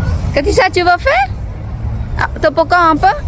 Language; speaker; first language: French; non-native, learner; Lao